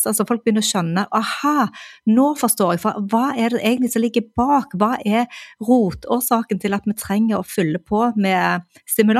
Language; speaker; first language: Norwegian; native; Norwegian